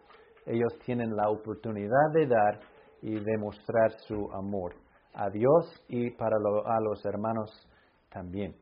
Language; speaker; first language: Spanish; non-native, fluent; English